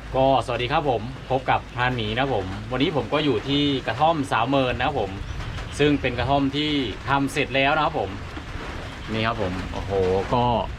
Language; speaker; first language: Thai; native; Thai